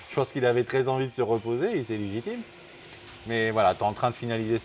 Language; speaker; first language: French; native; French